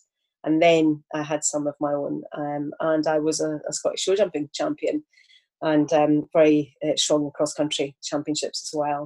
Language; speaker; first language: English; native; English